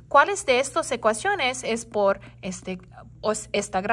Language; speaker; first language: Spanish; non-native, learner; English